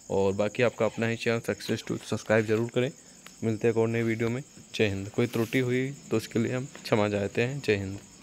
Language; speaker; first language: Hindi; native; Hindi